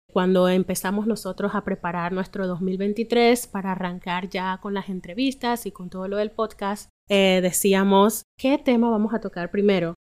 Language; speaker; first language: Spanish; native; Spanish